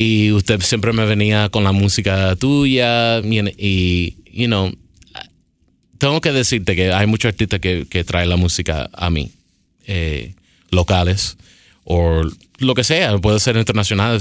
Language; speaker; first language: Spanish; early bilingual, other home language; English